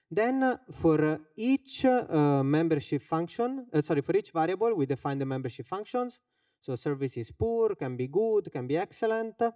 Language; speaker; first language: English; non-native, fluent; Finnish